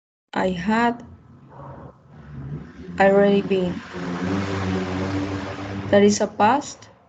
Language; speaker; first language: English; non-native, learner; Spanish